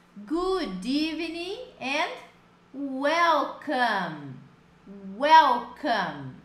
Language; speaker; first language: English; non-native, fluent; Portuguese